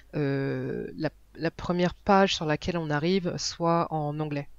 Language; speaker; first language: French; native; French